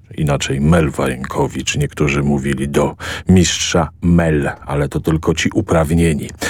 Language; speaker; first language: Polish; native; Polish